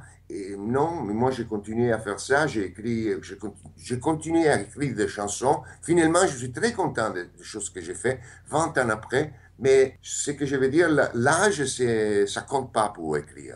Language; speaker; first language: French; non-native, fluent; Italian